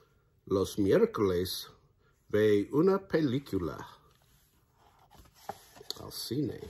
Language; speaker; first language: Spanish; non-native, learner; English